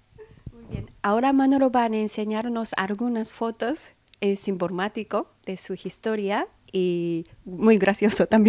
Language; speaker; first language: Spanish; non-native, fluent; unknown